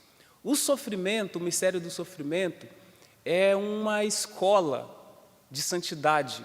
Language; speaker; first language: Portuguese; native; Portuguese